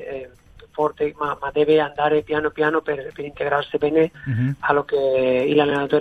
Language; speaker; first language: Italian; non-native, fluent; Spanish